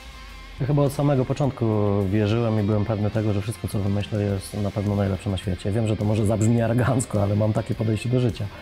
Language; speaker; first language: Polish; native; Polish